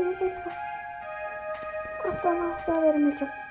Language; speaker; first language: Turkish; native; Turkish